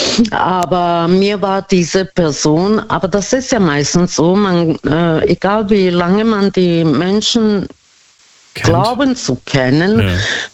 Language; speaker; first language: German; non-native, fluent; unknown